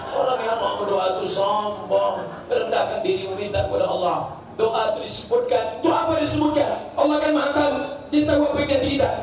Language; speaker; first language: Indonesian; native; Indonesian